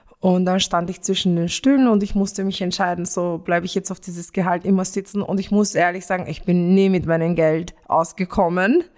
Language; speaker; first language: German; early bilingual, other home language; Romanian